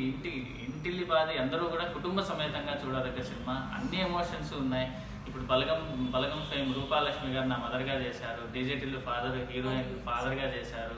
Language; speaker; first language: Telugu; native; Telugu